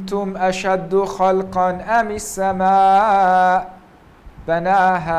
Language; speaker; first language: Arabic; non-native, fluent; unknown